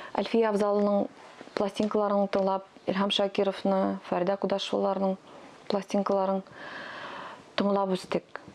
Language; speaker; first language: Tatar; non-native, local second language; Russian